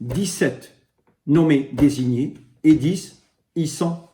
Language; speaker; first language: French; non-native, local second language; Arabic